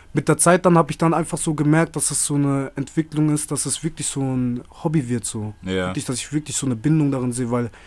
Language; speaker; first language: German; native; German